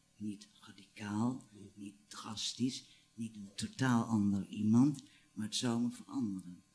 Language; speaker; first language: Dutch; native; Dutch